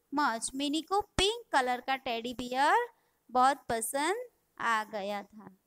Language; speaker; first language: Hindi; non-native, local second language; Gujarati